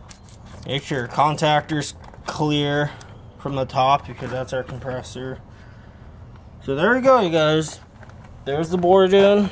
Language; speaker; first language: English; native; English